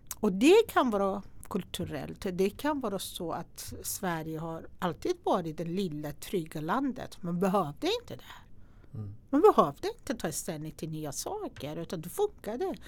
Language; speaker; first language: Swedish; non-native, fluent; Persian